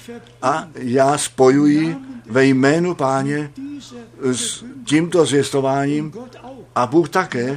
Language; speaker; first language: Czech; non-native, fluent; German